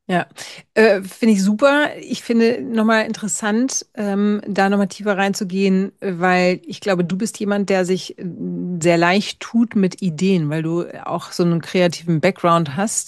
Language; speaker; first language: German; native; German